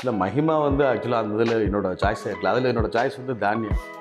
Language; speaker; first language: Tamil; native; Tamil